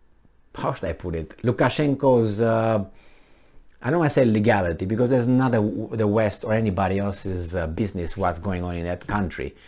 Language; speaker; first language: English; non-native, fluent; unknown